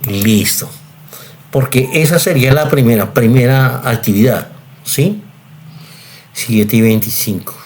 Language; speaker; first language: Spanish; native; Spanish